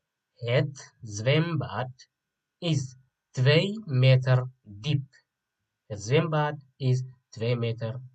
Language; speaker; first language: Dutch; non-native, fluent; Tigrinya